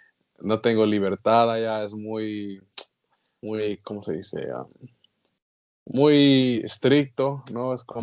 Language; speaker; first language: Spanish; non-native, learner; English